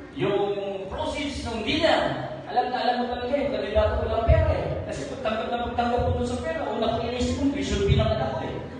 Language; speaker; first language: Filipino; non-native, local second language; Hiligaynon